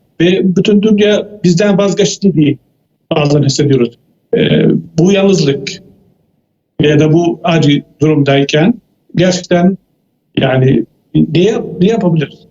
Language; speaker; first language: Turkish; non-native, fluent; Arabic